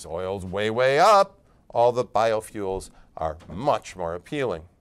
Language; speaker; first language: English; native; English